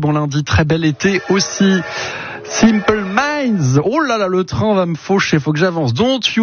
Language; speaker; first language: French; native; French